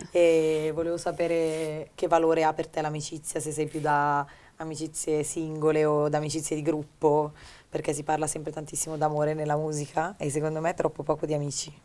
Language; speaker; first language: Italian; native; Italian